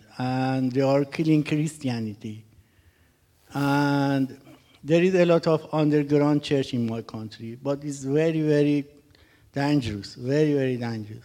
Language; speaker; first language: English; non-native, learner; Persian